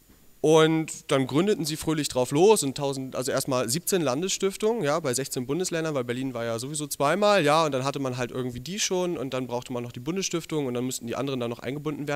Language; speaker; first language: German; native; German